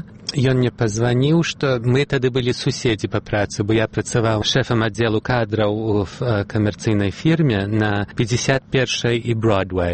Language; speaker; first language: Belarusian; early bilingual, heritage; Belarusian